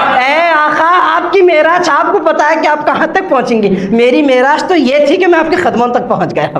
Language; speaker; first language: Urdu; native; Urdu